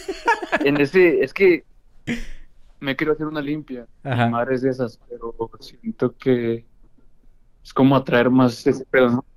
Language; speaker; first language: Spanish; native; Spanish